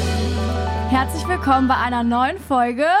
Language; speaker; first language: German; early bilingual, other home language; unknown